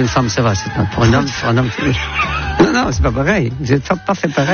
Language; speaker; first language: French; non-native, fluent; Dutch